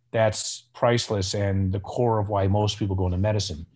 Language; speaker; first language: English; native; English